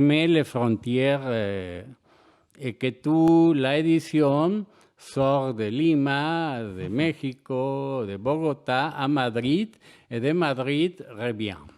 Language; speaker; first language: French; non-native, learner; Spanish